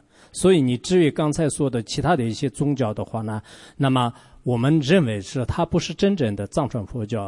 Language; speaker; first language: Chinese; non-native, local second language; Tibetan